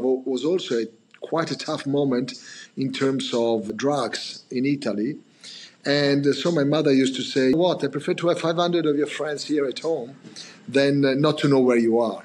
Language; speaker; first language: English; non-native, fluent; Italian